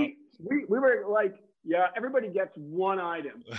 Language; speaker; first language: English; non-native, fluent; Dutch